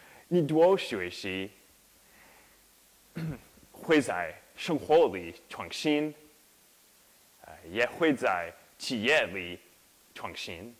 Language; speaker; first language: Chinese; non-native, learner; English